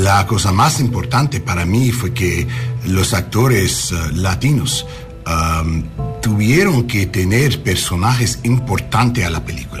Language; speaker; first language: Spanish; non-native, learner; English